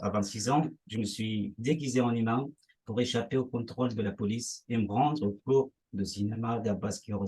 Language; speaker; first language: French; non-native, fluent; Persian